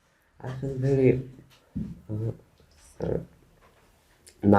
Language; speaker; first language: English; non-native, learner; Bangla